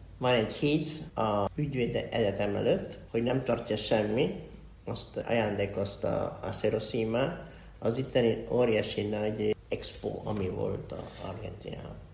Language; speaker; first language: Hungarian; early bilingual, heritage; Hungarian